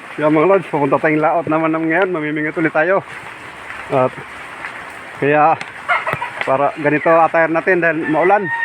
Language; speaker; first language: Filipino; non-native, local second language; Cebuano